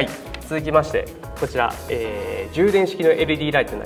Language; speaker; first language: Japanese; native; Japanese